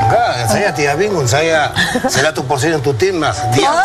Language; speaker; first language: Indonesian; non-native, fluent; Spanish